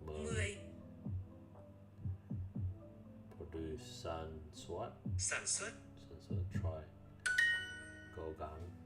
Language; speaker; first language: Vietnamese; non-native, learner; English